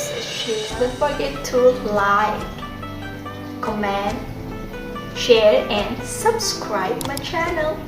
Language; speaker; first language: English; non-native, fluent; Indonesian